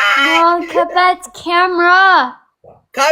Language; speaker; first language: Amharic; non-native, learner; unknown